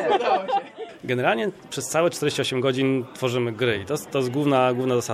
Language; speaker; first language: Polish; native; Polish